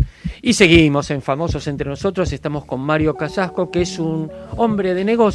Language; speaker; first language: Spanish; native; Spanish